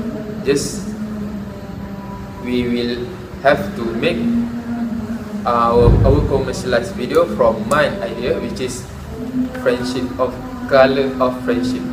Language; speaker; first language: English; non-native, local second language; Malay